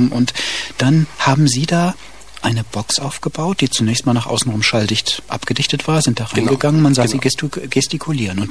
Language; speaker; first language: German; native; German